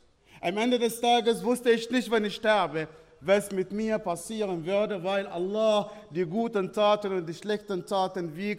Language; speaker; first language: German; non-native, fluent; Arabic